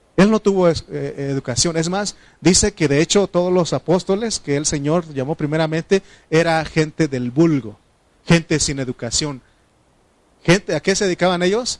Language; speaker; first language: Spanish; non-native, local second language; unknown